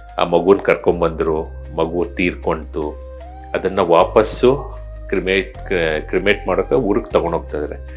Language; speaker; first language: Kannada; native; Kannada